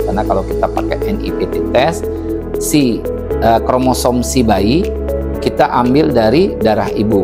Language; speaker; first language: Indonesian; native; Indonesian